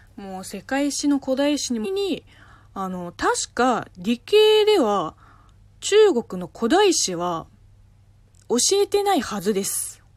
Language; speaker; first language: Japanese; non-native, fluent; Chinese